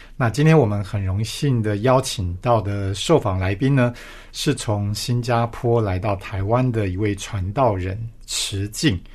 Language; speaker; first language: Chinese; native; Chinese